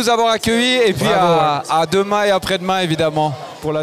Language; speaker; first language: French; native; French